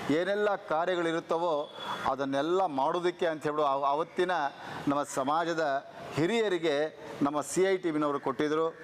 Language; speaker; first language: Kannada; non-native, local second language; Marathi